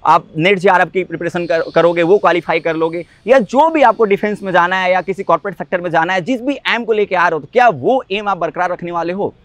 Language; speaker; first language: Hindi; native; Hindi